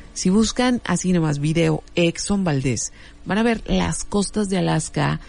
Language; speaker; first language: Spanish; native; Spanish